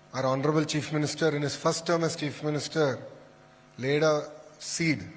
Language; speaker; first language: English; non-native, local second language; Telugu